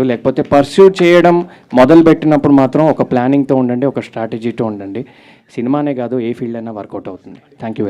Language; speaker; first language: Telugu; native; Telugu